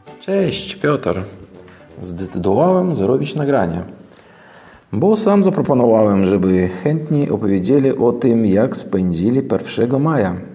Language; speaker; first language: Polish; non-native, fluent; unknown